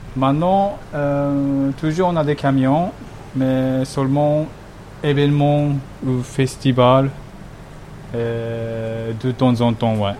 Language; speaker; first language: French; non-native, learner; Japanese